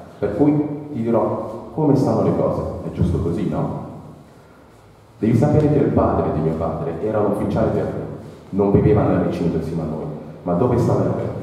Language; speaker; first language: Italian; native; Italian